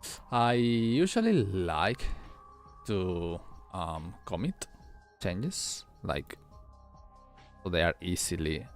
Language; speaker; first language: English; non-native, fluent; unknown